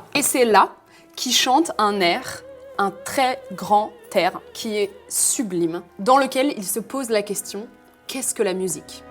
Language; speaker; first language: French; native; French